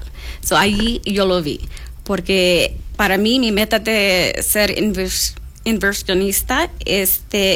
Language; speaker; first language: Spanish; non-native, learner; English